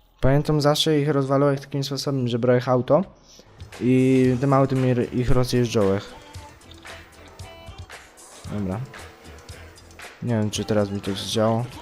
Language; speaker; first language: Polish; native; Polish